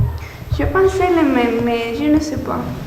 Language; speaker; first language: French; non-native, learner; Spanish